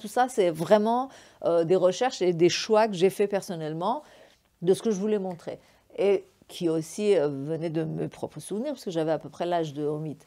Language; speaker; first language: French; non-native, fluent; Persian